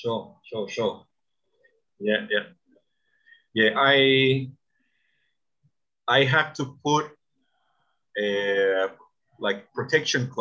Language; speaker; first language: English; non-native, fluent; Spanish